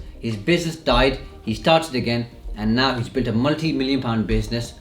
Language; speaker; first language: English; native; English